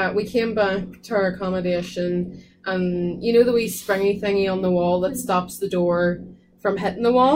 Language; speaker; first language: English; native; English